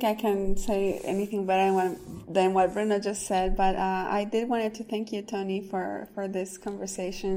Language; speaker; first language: English; non-native, fluent; Spanish